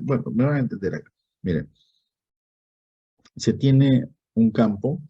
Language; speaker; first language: Spanish; native; Spanish